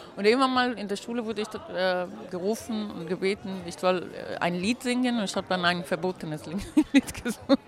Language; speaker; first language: German; non-native, fluent; Persian